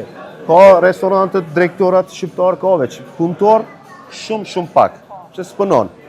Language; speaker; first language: Albanian; early bilingual, heritage; Turkish